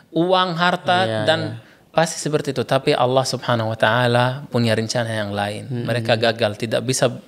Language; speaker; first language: Indonesian; non-native, fluent; Arabic